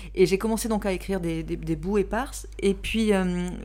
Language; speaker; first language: French; native; French